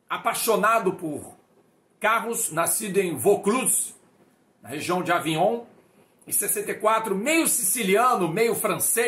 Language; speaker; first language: Portuguese; native; Portuguese